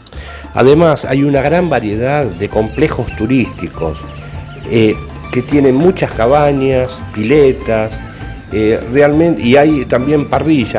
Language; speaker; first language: Spanish; native; Spanish